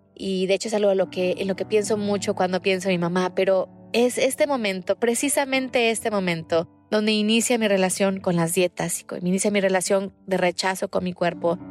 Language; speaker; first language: Spanish; early bilingual, heritage; Spanish